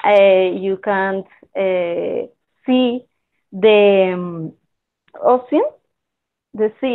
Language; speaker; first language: English; non-native, learner; Spanish